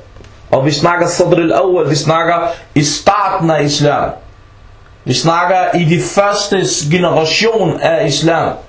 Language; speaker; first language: Danish; early bilingual, other home language; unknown